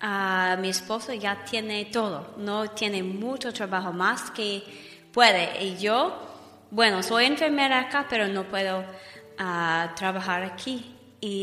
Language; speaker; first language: Spanish; non-native, fluent; English